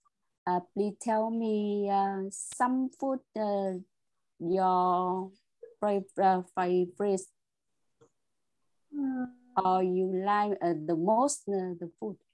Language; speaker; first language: English; non-native, learner; Vietnamese